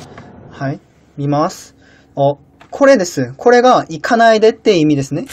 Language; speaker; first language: Japanese; non-native, learner; Korean